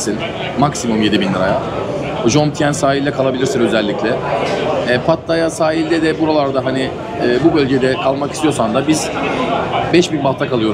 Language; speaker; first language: Turkish; native; Turkish